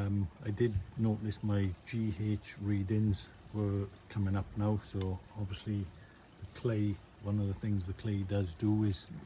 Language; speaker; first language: English; native; English